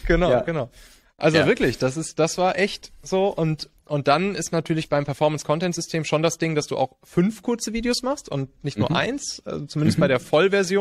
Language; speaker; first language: German; native; German